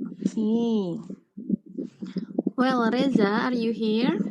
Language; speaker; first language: English; non-native, fluent; Indonesian